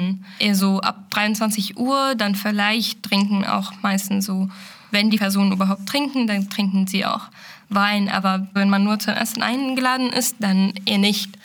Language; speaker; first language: German; non-native, fluent; Arabic